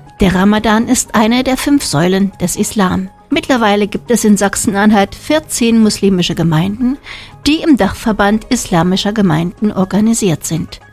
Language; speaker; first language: German; native; German